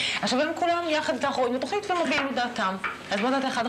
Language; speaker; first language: Hebrew; native; Hebrew